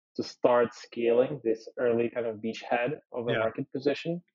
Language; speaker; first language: English; early bilingual, other home language; Ukrainian